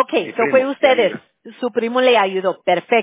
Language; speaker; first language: Spanish; early bilingual, heritage; Spanish